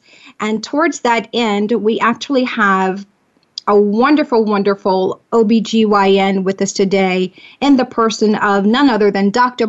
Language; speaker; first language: English; native; English